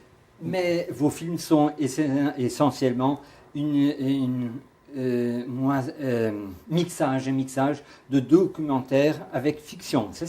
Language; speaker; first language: French; non-native, fluent; Portuguese